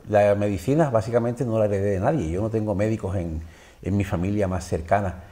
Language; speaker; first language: Spanish; native; Spanish